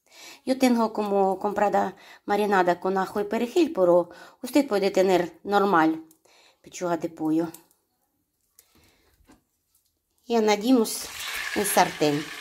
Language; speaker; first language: Spanish; non-native, learner; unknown